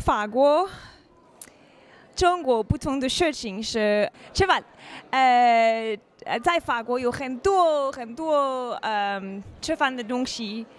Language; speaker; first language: Chinese; non-native, learner; French